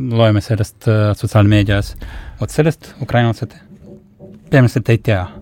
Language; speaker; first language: Estonian; non-native, local second language; Russian